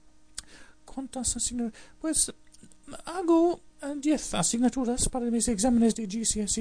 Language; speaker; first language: Spanish; non-native, fluent; English